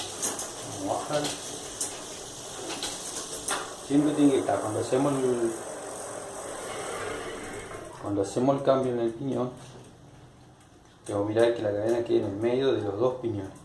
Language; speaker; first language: Spanish; native; Spanish